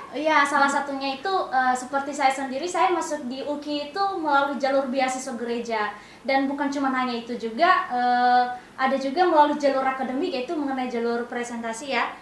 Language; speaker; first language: Indonesian; non-native, local second language; Nias